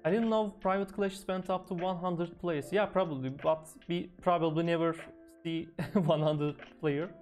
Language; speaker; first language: English; non-native, fluent; Turkish